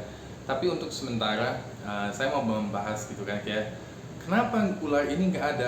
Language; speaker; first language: Indonesian; non-native, fluent; English